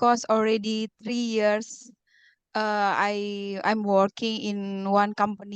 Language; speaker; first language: English; non-native, learner; Indonesian